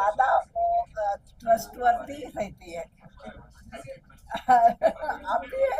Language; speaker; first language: Hindi; non-native, local second language; Marathi